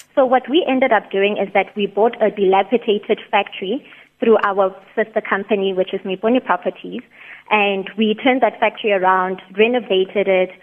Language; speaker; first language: English; non-native, local second language; Tswana